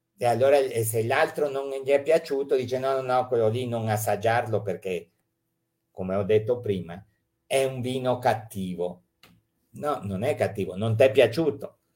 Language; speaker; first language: Italian; early bilingual, heritage; Italian